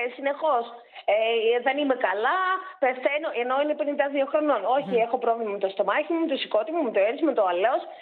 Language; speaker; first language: Greek; early bilingual, other home language; Russian